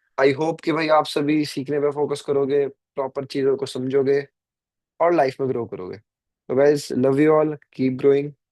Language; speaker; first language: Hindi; native; Hindi